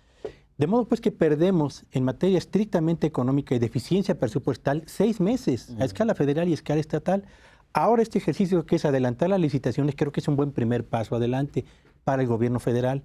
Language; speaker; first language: Spanish; native; Spanish